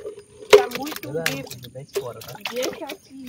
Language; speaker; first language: Portuguese; native; Portuguese